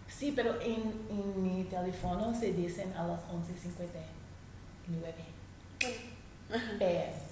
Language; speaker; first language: Spanish; non-native, learner; English